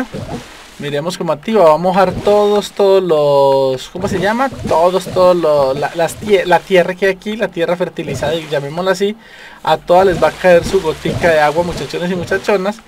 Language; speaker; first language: Spanish; native; Spanish